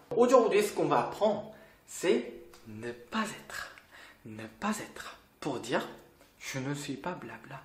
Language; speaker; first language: French; non-native, fluent; Korean